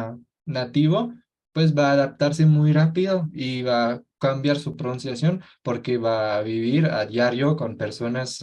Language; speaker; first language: Spanish; non-native, fluent; French